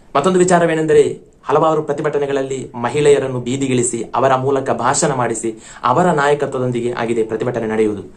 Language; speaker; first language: Kannada; native; Kannada